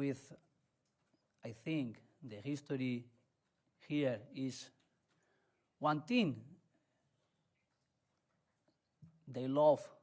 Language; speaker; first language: English; non-native, learner; Spanish